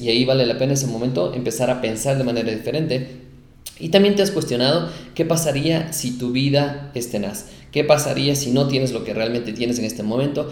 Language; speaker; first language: Spanish; native; Spanish